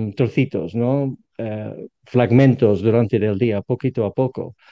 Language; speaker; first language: Spanish; non-native, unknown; English